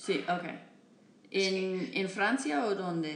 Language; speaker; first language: Spanish; non-native, learner; English